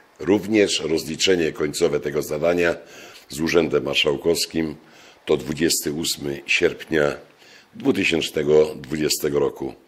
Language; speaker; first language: Polish; native; Polish